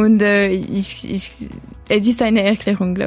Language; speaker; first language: German; non-native, local second language; French